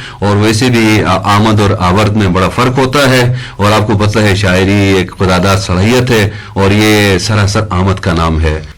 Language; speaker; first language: Urdu; non-native, local second language; Shina